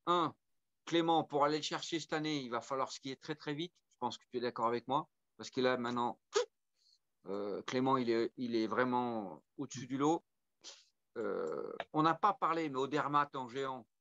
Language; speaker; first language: French; native; French